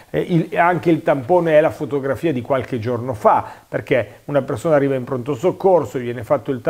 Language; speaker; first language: Italian; native; Italian